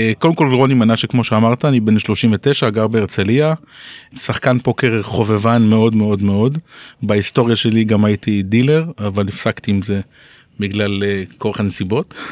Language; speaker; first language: Hebrew; native; Hebrew